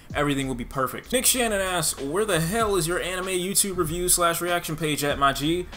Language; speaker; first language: English; native; English